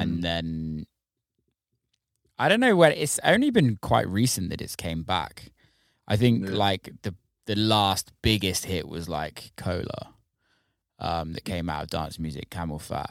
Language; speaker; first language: English; native; English